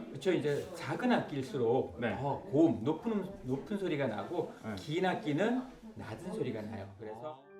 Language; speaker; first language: Korean; native; Korean